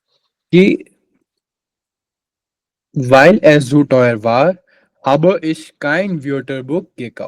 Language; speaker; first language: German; non-native, fluent; Hindi